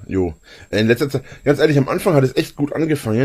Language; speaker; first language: German; native; German